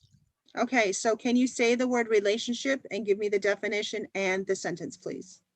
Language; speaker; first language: English; native; English